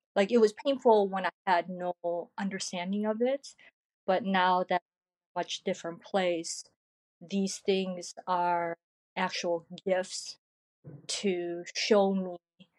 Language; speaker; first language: English; early bilingual, other home language; Korean